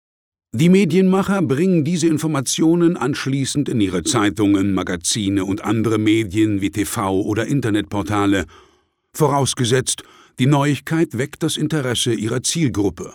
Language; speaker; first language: German; native; German